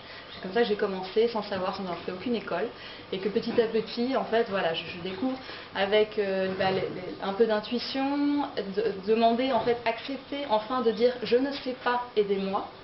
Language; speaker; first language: French; native; French